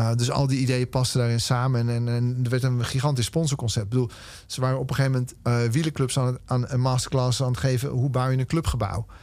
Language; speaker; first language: Dutch; native; Dutch